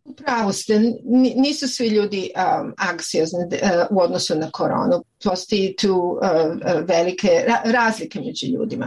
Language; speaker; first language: Serbian; native; Serbian